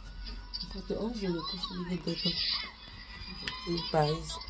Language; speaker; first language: German; non-native, learner; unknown